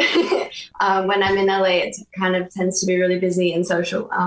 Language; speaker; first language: English; native; English